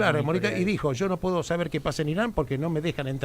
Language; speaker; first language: Spanish; native; Spanish